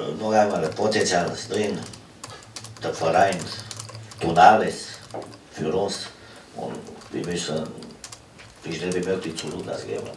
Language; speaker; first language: German; non-native, fluent; Romanian